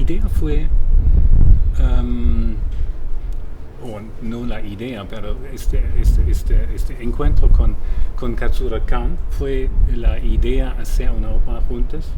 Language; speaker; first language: Spanish; non-native, fluent; German